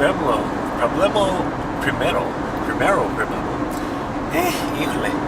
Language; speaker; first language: Spanish; non-native, learner; English